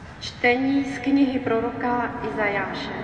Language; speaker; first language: Czech; native; Czech